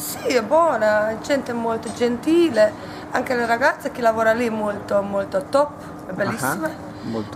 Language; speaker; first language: Italian; non-native, learner; Hungarian